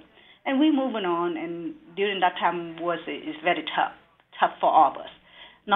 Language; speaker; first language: English; non-native, learner; Vietnamese